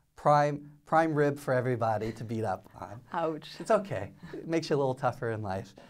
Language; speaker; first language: English; native; English